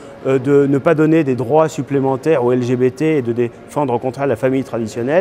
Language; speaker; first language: French; native; French